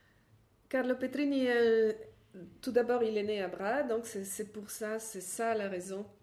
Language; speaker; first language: French; non-native, fluent; Italian